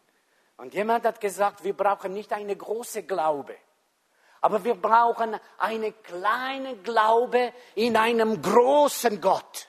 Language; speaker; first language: German; non-native, fluent; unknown